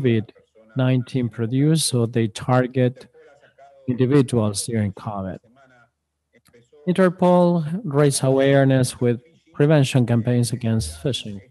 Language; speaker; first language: English; non-native, fluent; Spanish